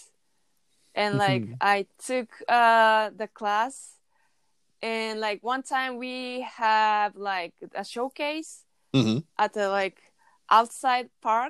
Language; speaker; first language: English; non-native, learner; Japanese